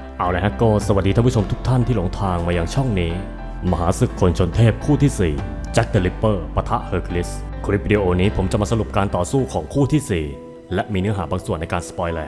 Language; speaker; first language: Thai; native; Thai